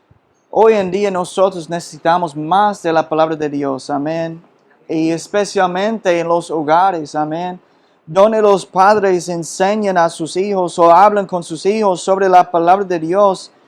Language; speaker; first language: Spanish; non-native, fluent; English